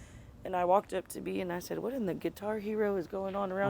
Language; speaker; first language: English; native; English